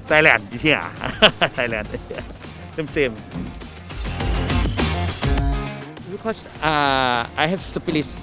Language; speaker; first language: English; non-native, learner; Thai